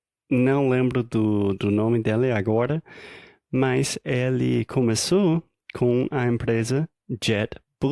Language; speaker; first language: Portuguese; non-native, fluent; English